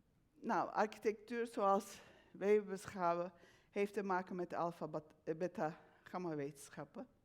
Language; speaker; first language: Dutch; non-native, fluent; Turkish